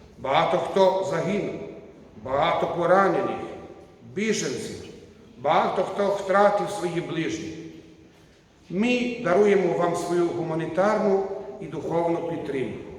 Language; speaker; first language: Ukrainian; non-native, learner; Croatian